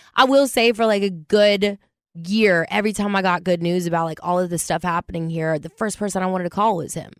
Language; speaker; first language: English; native; English